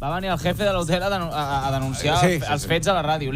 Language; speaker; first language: Catalan; native; Catalan